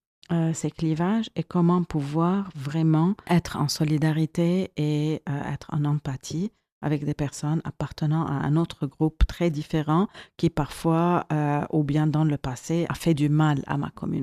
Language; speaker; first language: French; non-native, local second language; Arabic